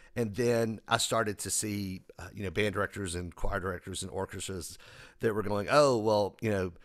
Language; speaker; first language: English; native; English